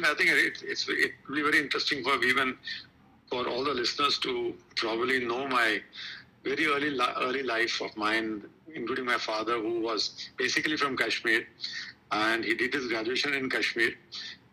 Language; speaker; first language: English; non-native, local second language; Kashmiri